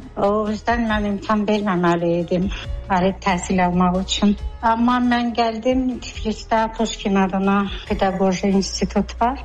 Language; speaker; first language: Azerbaijani; non-native, fluent; Georgian